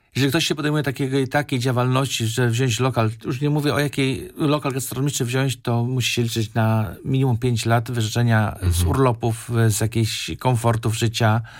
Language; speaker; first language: Polish; native; Polish